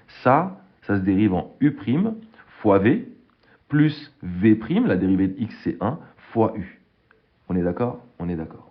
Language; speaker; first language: French; native; French